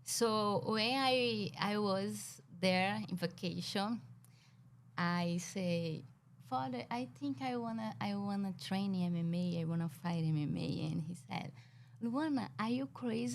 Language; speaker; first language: English; non-native, learner; Portuguese